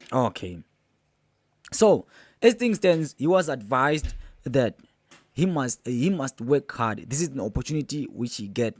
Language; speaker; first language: English; non-native, local second language; Zulu